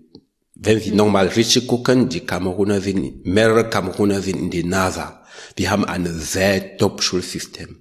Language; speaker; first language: German; non-native, learner; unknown